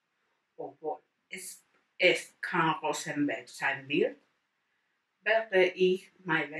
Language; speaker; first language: German; non-native, learner; Spanish